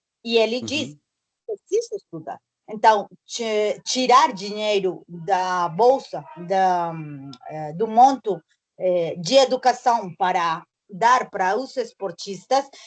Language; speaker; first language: Portuguese; non-native, learner; Spanish